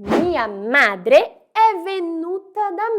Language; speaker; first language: Italian; non-native, fluent; Portuguese